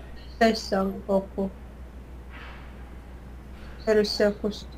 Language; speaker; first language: Spanish; non-native, fluent; Latvian